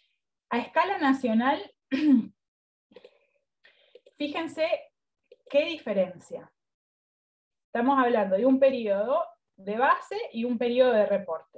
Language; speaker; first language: Spanish; native; Spanish